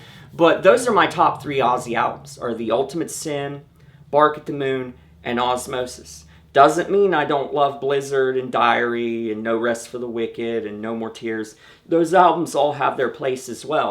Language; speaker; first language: English; native; English